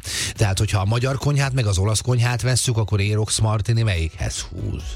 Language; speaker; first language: Hungarian; native; Hungarian